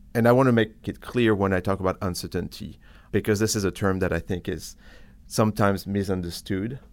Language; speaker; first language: English; non-native, fluent; French